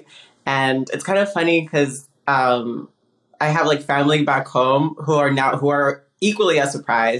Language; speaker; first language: English; early bilingual, other home language; Spanish